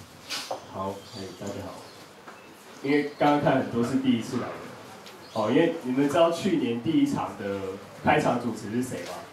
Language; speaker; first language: Chinese; native; Chinese